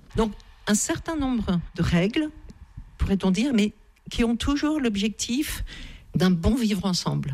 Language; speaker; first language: French; native; French